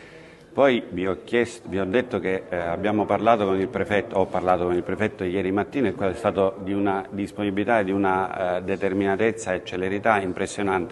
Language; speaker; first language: Italian; native; Italian